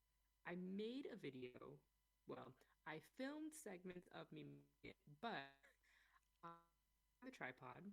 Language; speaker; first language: English; native; English